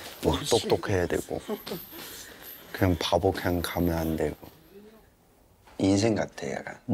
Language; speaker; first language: Korean; non-native, fluent; Cantonese